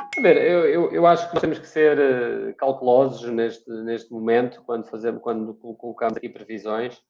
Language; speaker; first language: Portuguese; native; Portuguese